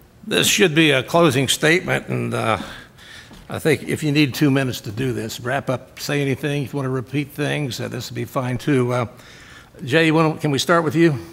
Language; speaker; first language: English; native; English